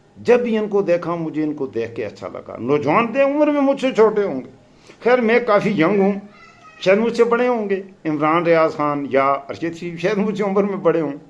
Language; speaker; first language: Urdu; non-native, local second language; Pashto